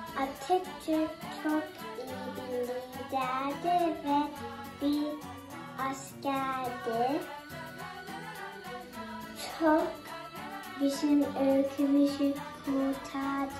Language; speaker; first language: Turkish; early bilingual, heritage; Turkish